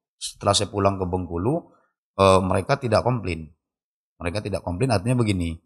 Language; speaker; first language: Indonesian; non-native, local second language; Malay